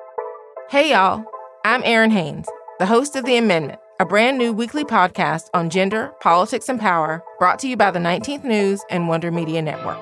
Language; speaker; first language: English; native; English